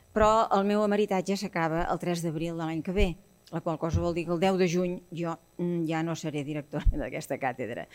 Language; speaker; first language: Catalan; native; Catalan